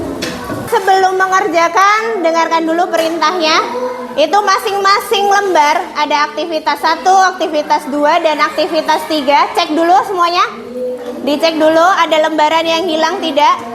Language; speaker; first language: Indonesian; native; Indonesian